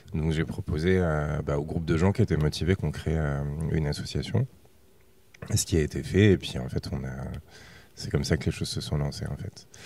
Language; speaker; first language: French; native; French